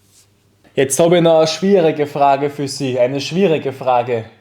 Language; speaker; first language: German; native; German